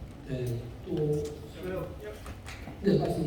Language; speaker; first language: Korean; native; Korean